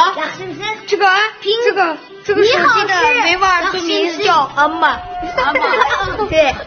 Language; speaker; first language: Chinese; non-native, local second language; Uyghur